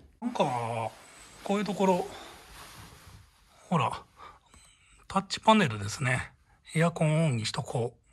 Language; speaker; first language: Japanese; native; Japanese